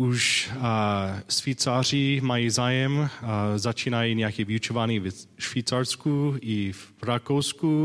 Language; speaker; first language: Czech; non-native, learner; English